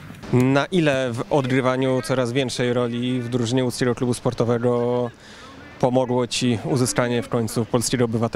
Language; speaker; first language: Polish; native; Polish